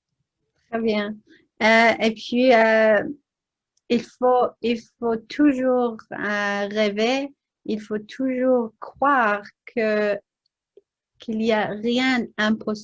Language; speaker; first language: French; non-native, learner; English